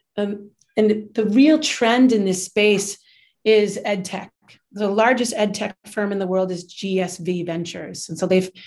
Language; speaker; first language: English; native; English